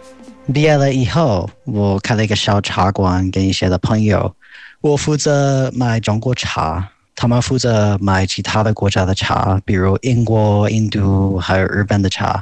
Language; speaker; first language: Chinese; non-native, fluent; English